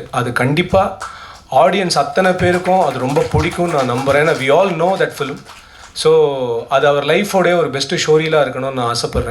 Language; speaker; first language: Tamil; native; Tamil